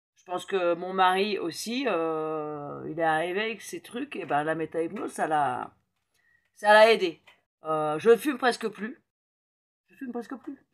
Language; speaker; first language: French; native; French